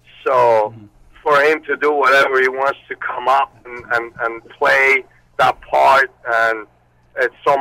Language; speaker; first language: English; non-native, fluent; Armenian